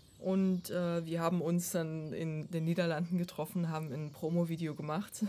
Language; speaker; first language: German; non-native, fluent; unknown